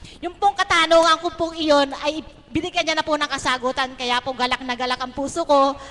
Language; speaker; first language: Filipino; native; Filipino